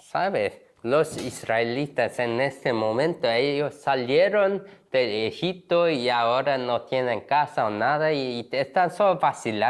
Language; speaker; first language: Spanish; non-native, learner; Korean